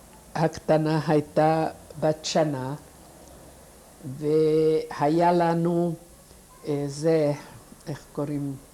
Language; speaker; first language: Hebrew; non-native, fluent; Yiddish